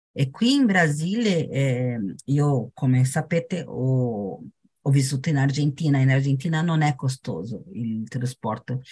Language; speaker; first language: Italian; non-native, fluent; Portuguese